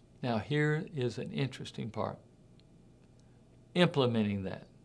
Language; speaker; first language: English; native; English